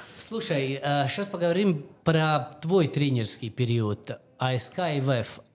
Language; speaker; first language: Russian; non-native, local second language; Latvian